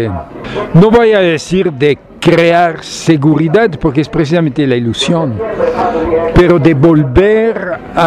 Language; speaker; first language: Spanish; non-native, fluent; French